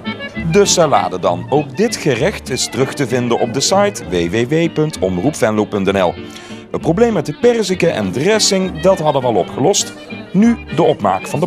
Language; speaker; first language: Dutch; native; Dutch